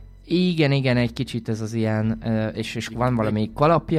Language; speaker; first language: Hungarian; native; Hungarian